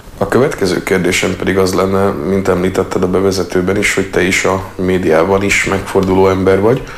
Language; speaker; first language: Hungarian; native; Hungarian